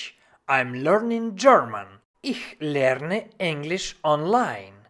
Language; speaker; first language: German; non-native, fluent; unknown